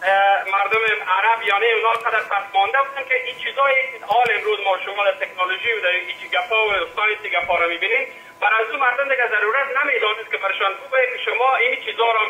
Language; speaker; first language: Persian; native; Persian